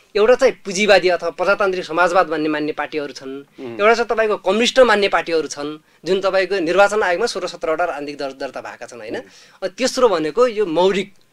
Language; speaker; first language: Nepali; native; Nepali